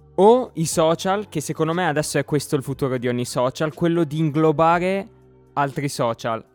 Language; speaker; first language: Italian; native; Italian